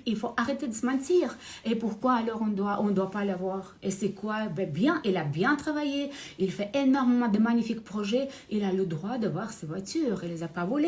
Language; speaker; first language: French; non-native, fluent; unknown